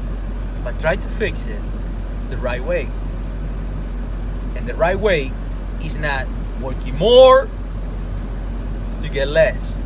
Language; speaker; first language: English; non-native, fluent; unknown